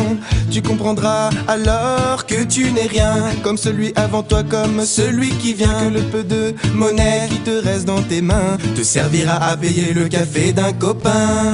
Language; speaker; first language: French; native; French